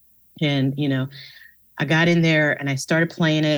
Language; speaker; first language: English; native; English